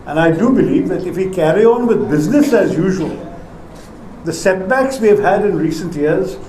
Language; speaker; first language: English; non-native, local second language; Malayalam